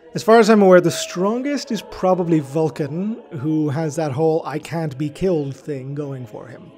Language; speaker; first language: English; native; English